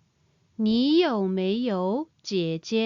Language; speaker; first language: Chinese; non-native, fluent; Burmese